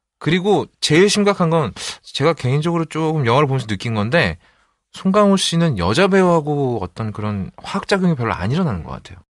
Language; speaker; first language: Korean; native; Korean